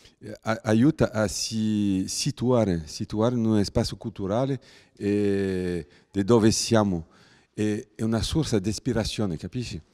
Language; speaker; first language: Italian; non-native, learner; French